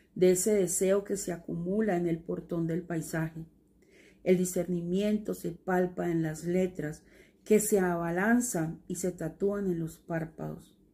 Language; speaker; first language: Spanish; native; Spanish